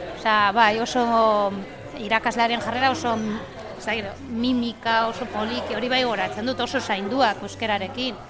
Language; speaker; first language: Basque; non-native, local second language; Spanish